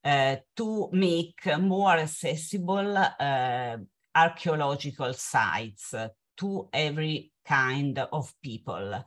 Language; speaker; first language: English; non-native, fluent; Italian